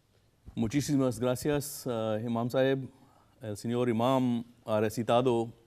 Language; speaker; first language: Spanish; non-native, fluent; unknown